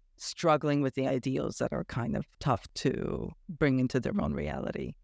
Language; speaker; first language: English; native; English